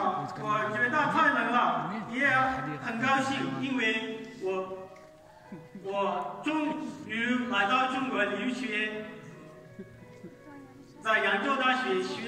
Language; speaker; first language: Chinese; non-native, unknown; Arabic